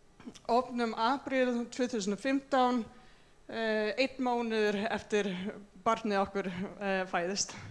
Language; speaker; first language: Icelandic; non-native, fluent; English